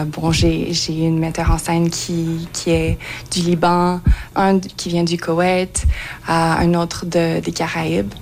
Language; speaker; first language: French; native; French